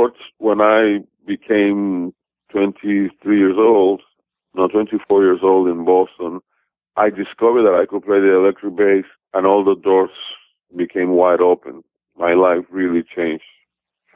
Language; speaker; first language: English; non-native, fluent; Spanish